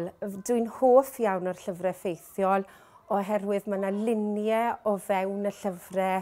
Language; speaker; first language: Welsh; native; Welsh